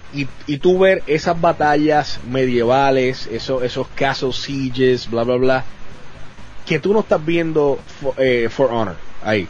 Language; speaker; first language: Spanish; native; Spanish